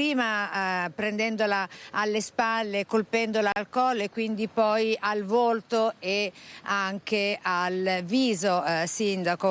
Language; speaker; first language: Italian; native; Italian